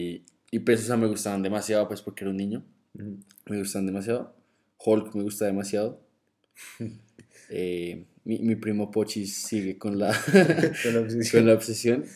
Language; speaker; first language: Spanish; native; Spanish